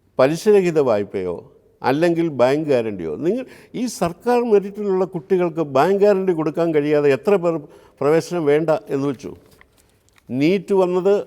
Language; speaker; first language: Malayalam; native; Malayalam